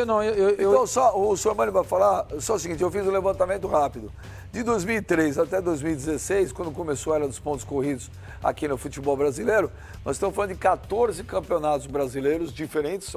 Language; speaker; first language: Portuguese; native; Portuguese